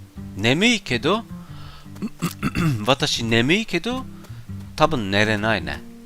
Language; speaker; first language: Japanese; non-native, learner; German